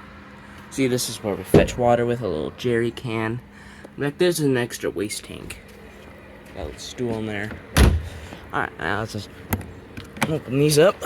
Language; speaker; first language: English; native; English